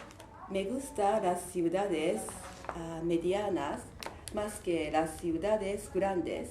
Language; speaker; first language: Spanish; non-native, learner; Japanese